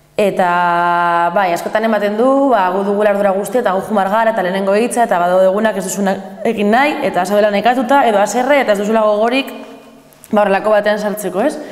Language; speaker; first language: Basque; non-native, local second language; Spanish